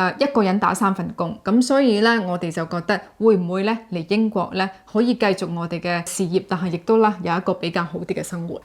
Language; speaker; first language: Cantonese; native; Cantonese